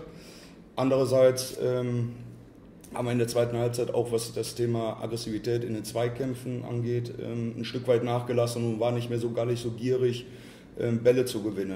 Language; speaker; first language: German; native; German